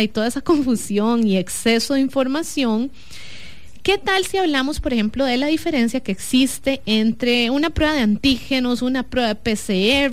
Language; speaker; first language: Spanish; native; Spanish